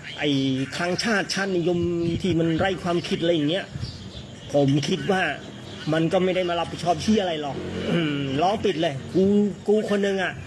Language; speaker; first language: Thai; native; Thai